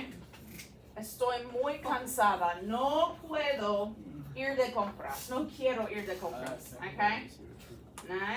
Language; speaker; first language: Spanish; non-native, fluent; English